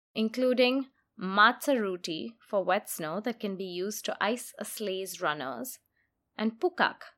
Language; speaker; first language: English; non-native, local second language; Hindi